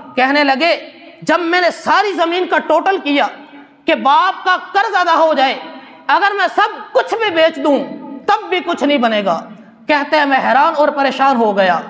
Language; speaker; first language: Urdu; non-native, local second language; Punjabi